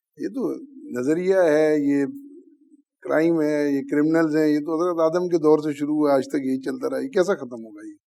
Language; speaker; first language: Urdu; native; Urdu